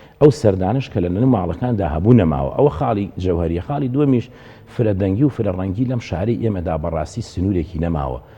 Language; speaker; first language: Central Kurdish; native; Central Kurdish